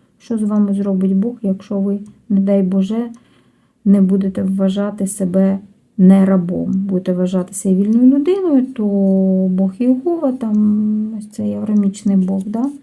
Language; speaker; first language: Ukrainian; non-native, local second language; Russian